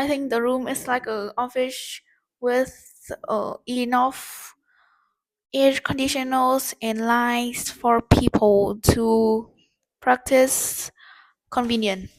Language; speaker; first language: English; non-native, learner; Vietnamese